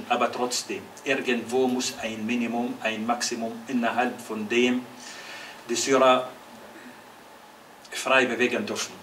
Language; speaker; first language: German; non-native, fluent; Arabic